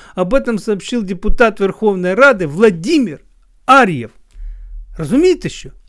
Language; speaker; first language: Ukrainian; non-native, local second language; Russian